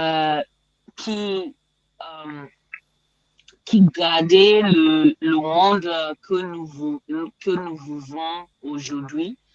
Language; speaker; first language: French; non-native, learner; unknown